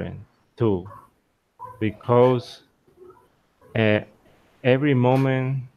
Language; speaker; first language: English; non-native, learner; Spanish